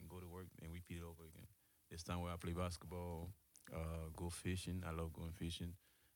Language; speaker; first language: English; early bilingual, other home language; Haitian Creole